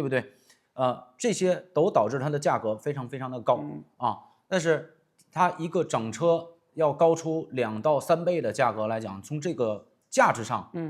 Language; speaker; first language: Chinese; native; Chinese